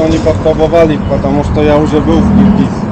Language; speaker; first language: Russian; non-native, learner; Polish